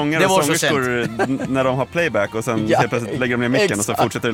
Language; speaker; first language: Swedish; native; Swedish